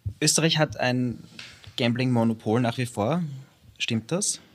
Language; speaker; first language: German; native; German